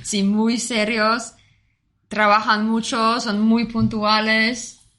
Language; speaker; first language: Spanish; non-native, fluent; German